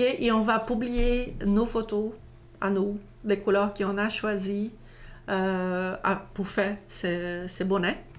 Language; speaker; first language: French; non-native, fluent; Portuguese